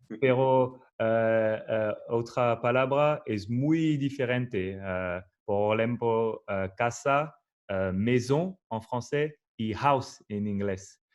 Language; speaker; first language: Spanish; non-native, learner; French